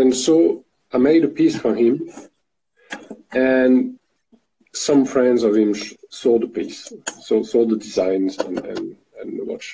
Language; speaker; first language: English; non-native, fluent; French